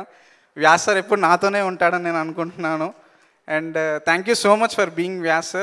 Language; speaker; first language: Telugu; native; Telugu